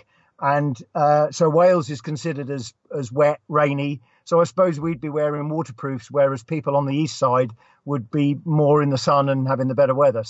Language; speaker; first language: English; native; English